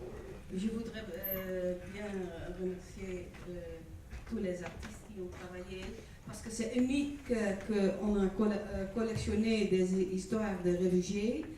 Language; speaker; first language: French; non-native, fluent; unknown